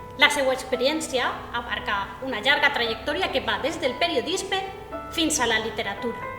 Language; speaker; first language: Catalan; native; Catalan